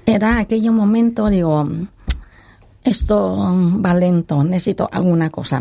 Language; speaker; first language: Spanish; non-native, learner; Khmer